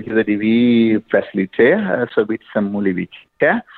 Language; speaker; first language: Danish; non-native, fluent; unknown